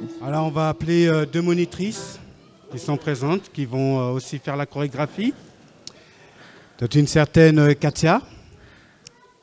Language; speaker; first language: French; native; French